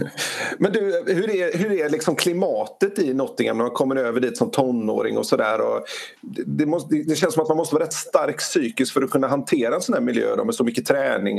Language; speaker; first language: Swedish; native; Swedish